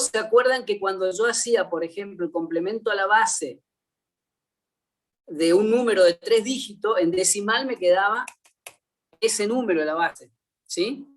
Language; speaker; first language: Spanish; native; Spanish